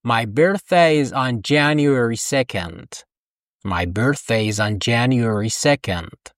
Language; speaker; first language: English; non-native, fluent; Persian